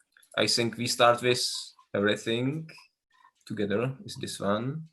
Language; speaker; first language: English; non-native, learner; Czech